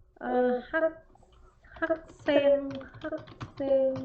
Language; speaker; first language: Korean; non-native, learner; Vietnamese